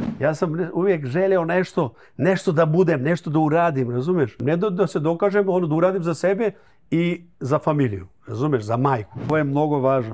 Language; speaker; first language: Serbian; early bilingual, heritage; Croatian